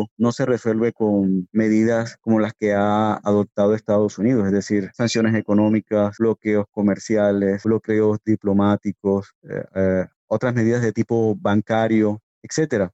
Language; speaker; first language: Spanish; native; Spanish